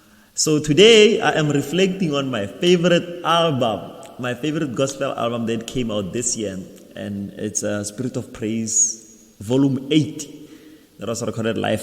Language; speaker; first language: English; non-native, local second language; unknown